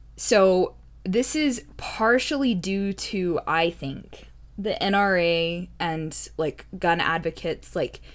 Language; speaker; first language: English; native; English